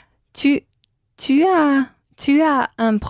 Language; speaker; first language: French; non-native, learner; Spanish